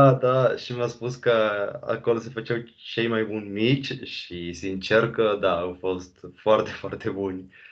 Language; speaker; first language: Romanian; non-native, fluent; Spanish